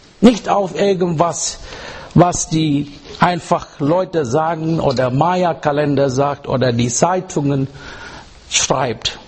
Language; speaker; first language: German; non-native, learner; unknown